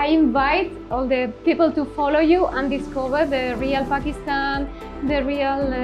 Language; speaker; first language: English; non-native, learner; Spanish